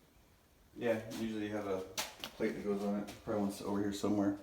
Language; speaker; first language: English; native; English